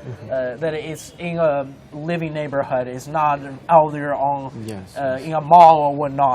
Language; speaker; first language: English; non-native, fluent; Chinese